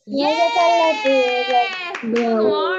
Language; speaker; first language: English; non-native, learner; Spanish